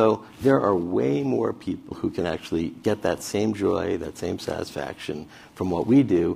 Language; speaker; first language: English; native; English